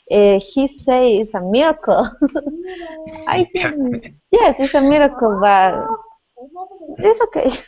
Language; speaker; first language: English; non-native, learner; Spanish